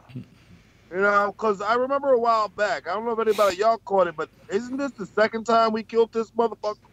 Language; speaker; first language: English; native; English